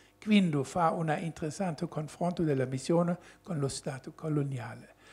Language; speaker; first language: Italian; non-native, fluent; German